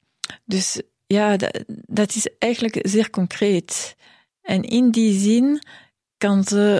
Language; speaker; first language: Dutch; non-native, local second language; French